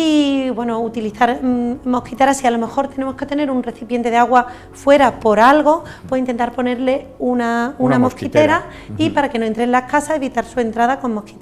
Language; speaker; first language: Spanish; native; Spanish